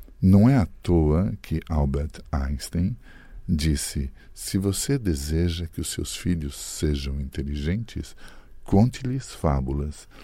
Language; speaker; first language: Portuguese; early bilingual, other home language; Italian